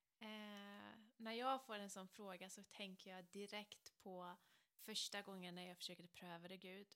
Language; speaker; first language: Swedish; non-native, fluent; Persian